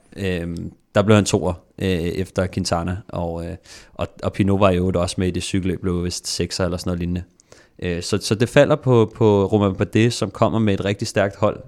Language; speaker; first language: Danish; native; Danish